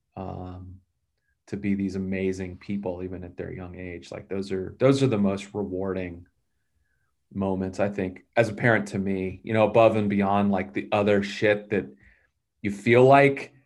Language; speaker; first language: English; native; English